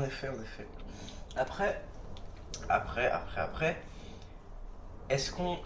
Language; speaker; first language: French; native; French